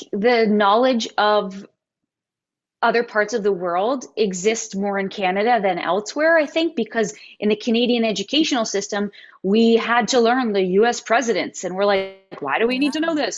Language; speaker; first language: English; native; English